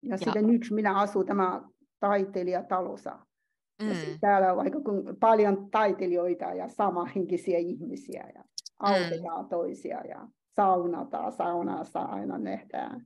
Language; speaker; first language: Finnish; non-native, learner; Chinese